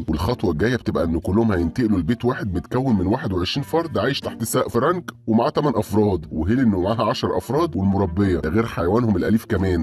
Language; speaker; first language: Arabic; native; Arabic